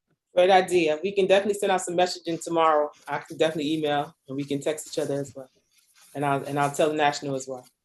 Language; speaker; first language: English; native; English